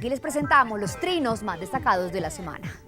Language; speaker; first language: Spanish; native; Spanish